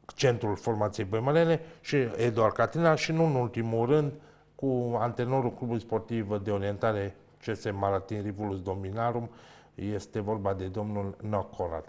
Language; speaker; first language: Romanian; native; Romanian